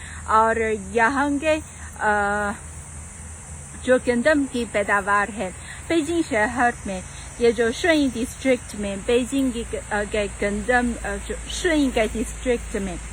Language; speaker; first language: Urdu; non-native, fluent; Chinese